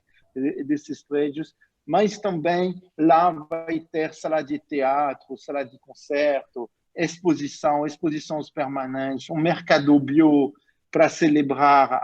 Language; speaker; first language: Portuguese; non-native, fluent; French